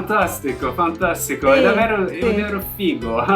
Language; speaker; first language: Italian; non-native, learner; German